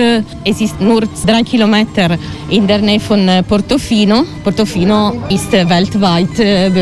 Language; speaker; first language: German; non-native, learner; Italian